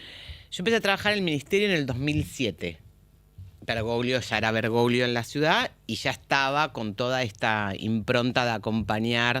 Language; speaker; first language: Spanish; native; Spanish